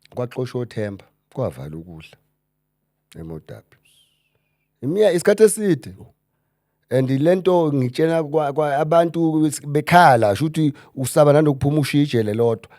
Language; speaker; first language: Zulu; native; Zulu